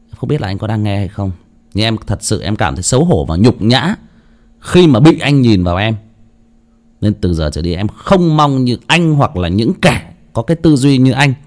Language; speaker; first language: Vietnamese; non-native, local second language; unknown